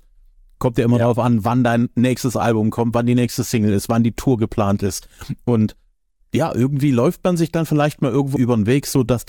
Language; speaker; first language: German; native; German